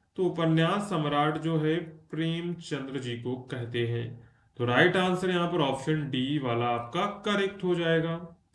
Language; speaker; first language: Hindi; native; Hindi